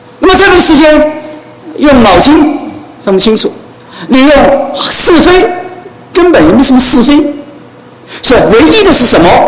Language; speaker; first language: Chinese; non-native, local second language; Cantonese